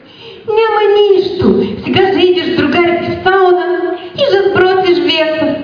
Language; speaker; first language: Bulgarian; early bilingual, heritage; Bulgarian